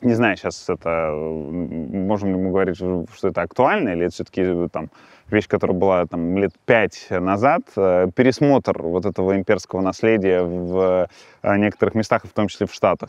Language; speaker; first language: Russian; native; Russian